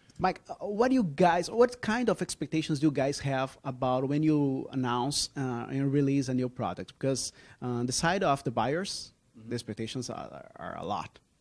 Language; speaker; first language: English; non-native, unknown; Portuguese